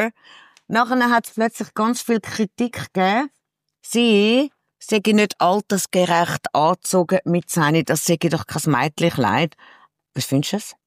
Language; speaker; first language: German; native; German